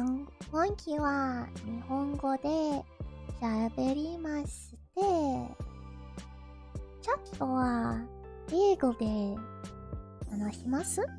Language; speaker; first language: Japanese; non-native, learner; English